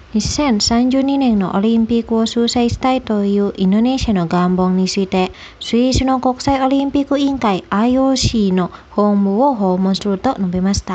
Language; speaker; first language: Japanese; non-native, fluent; Indonesian